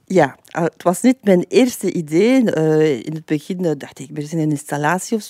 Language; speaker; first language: Dutch; non-native, fluent; French